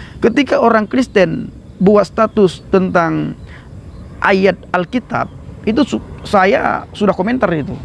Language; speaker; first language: Indonesian; non-native, local second language; Achinese